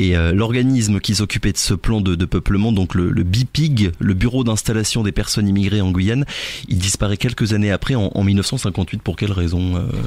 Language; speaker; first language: French; native; French